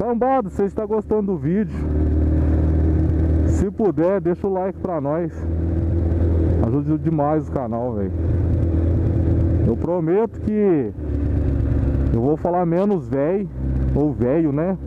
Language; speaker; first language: Portuguese; native; Portuguese